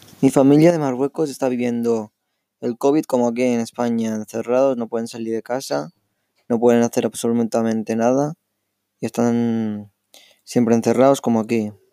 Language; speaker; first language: Spanish; early bilingual, other home language; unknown